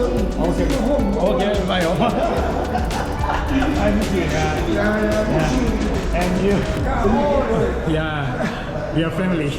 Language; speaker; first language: English; non-native, learner; Korean